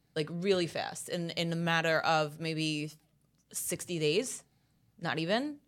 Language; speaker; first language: English; early bilingual, other home language; Italian